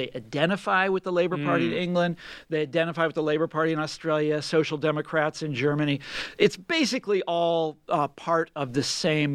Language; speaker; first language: English; native; English